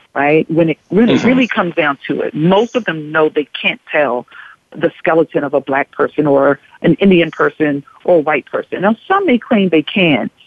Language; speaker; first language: English; native; English